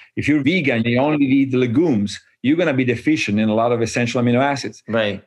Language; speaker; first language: English; non-native, fluent; Italian